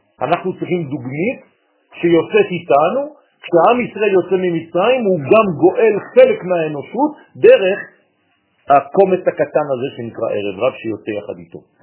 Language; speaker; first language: Hebrew; non-native, fluent; French